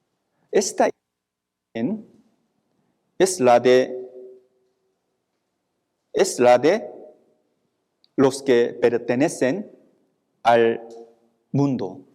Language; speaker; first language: Spanish; non-native, fluent; Korean